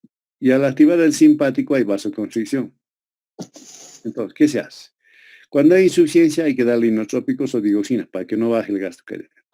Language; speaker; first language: Spanish; native; Spanish